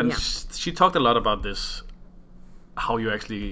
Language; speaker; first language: English; non-native, fluent; Danish